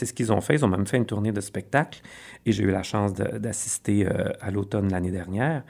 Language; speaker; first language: French; native; French